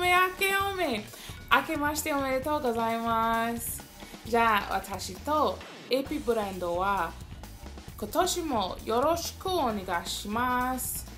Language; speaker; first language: Japanese; non-native, learner; English